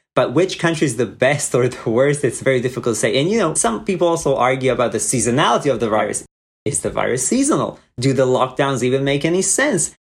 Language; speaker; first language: English; non-native, fluent; Croatian